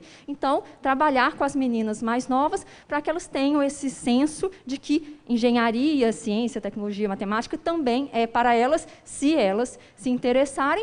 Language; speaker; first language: Portuguese; native; Portuguese